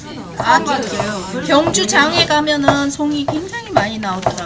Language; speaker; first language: Korean; native; Korean